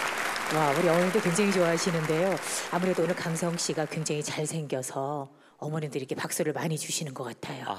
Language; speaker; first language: Korean; native; Korean